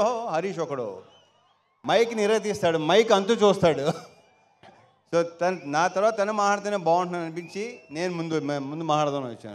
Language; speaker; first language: Telugu; native; Telugu